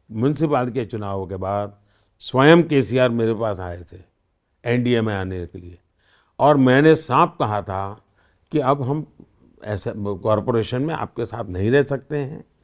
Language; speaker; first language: Hindi; non-native, local second language; Gujarati